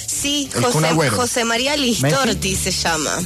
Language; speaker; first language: Spanish; native; Spanish